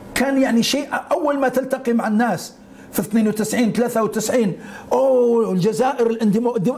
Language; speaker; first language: Arabic; native; Arabic